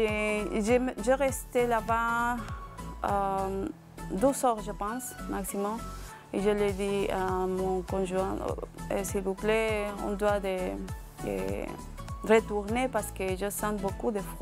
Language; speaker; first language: French; non-native, learner; Spanish